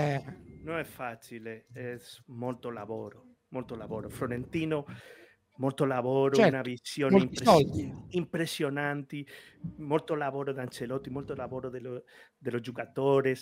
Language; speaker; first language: Italian; non-native, learner; Spanish